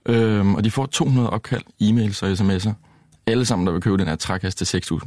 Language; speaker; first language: Danish; native; Danish